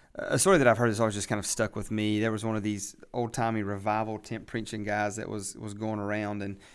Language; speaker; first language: English; native; English